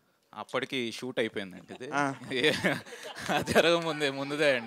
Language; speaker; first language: Telugu; native; Telugu